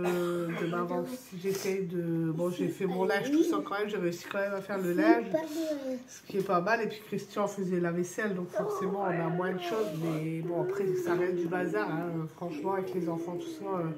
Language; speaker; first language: French; native; French